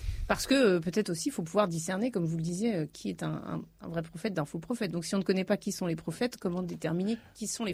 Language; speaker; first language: French; native; French